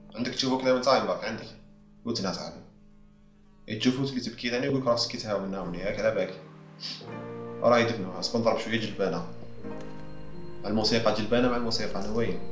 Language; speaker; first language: Arabic; native; Arabic